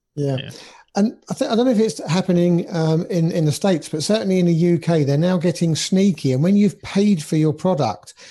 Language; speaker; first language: English; native; English